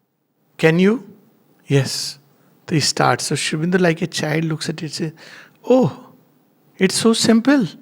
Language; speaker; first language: English; non-native, local second language; Hindi